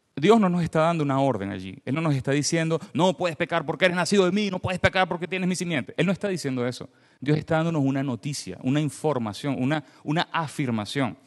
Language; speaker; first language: Spanish; native; Spanish